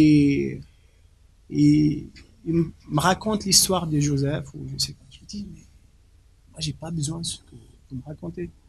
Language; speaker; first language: French; non-native, local second language; Arabic